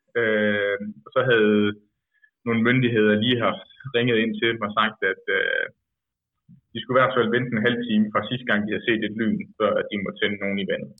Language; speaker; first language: Danish; native; Danish